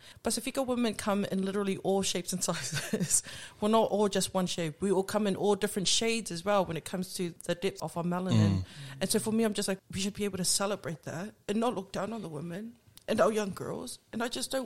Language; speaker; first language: English; native; English